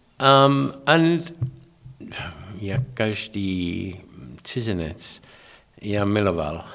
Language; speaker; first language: Czech; non-native, learner; English